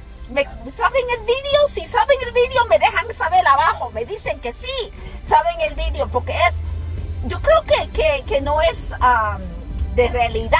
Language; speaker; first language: Spanish; early bilingual, heritage; Spanish